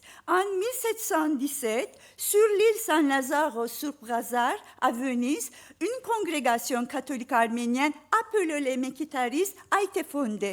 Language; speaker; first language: French; non-native, fluent; Turkish